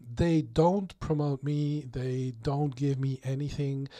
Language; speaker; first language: English; non-native, fluent; Dutch